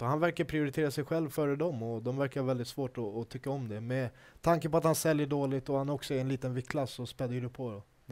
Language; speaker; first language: Swedish; native; Swedish